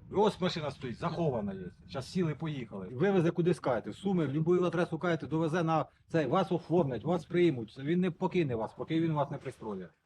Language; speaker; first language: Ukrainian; native; Ukrainian